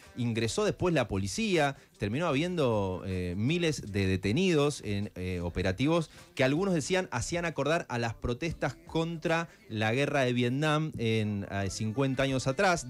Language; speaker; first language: Spanish; native; Spanish